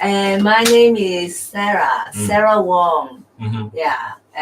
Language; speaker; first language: English; non-native, local second language; Cantonese